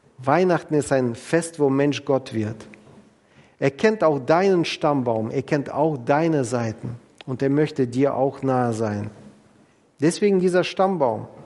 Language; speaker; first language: German; non-native, fluent; Russian